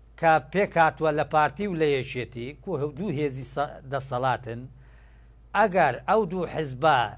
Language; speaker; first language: Central Kurdish; non-native, local second language; Turkish